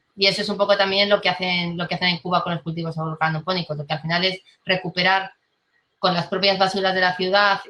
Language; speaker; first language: Spanish; native; Spanish